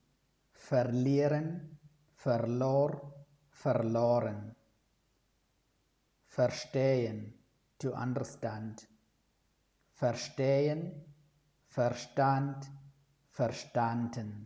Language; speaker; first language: German; non-native, fluent; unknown